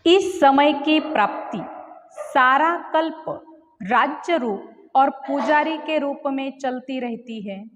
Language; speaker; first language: Hindi; non-native, local second language; Marathi